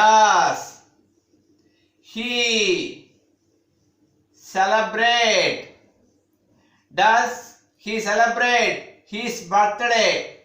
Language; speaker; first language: English; non-native, local second language; Telugu